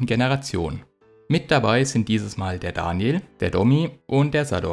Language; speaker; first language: German; native; German